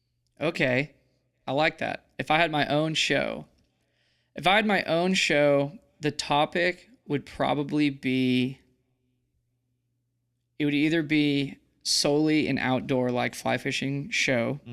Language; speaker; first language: English; native; English